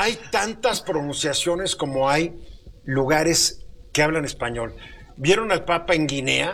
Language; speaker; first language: Spanish; native; Spanish